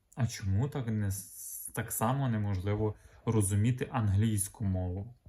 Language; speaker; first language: Ukrainian; native; Ukrainian